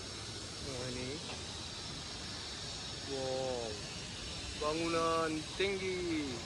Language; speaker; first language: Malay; non-native, learner; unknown